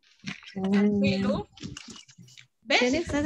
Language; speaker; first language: Arabic; non-native, fluent; Malay